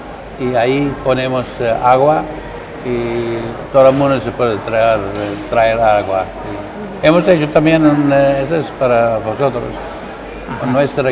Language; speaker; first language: Spanish; non-native, learner; Dutch